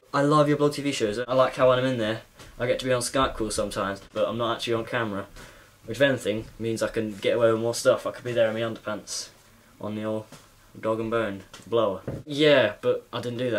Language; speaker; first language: English; native; English